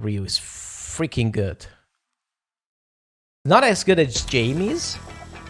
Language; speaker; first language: English; non-native, fluent; Italian